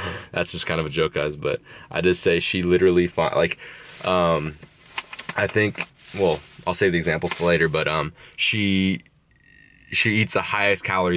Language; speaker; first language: English; native; English